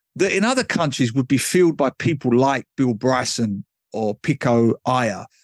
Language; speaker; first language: English; native; English